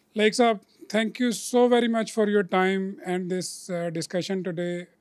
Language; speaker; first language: English; non-native, local second language; Urdu